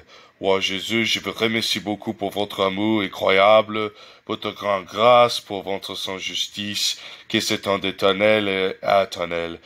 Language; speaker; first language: French; non-native, learner; English